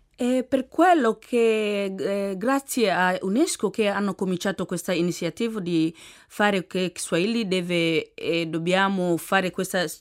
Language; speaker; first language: Italian; non-native, fluent; Swahili